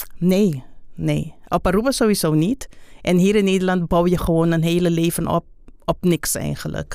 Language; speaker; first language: Dutch; non-native, local second language; Papiamento